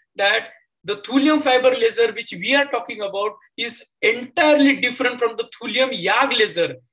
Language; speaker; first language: English; non-native, local second language; Marathi